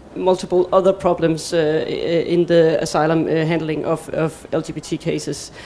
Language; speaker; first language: English; non-native, fluent; Danish